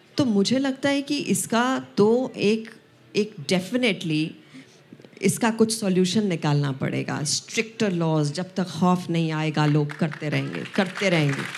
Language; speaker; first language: Hindi; non-native, local second language; Punjabi